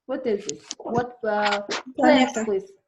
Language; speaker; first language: English; non-native, learner; Kazakh